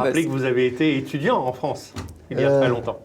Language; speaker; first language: French; native; French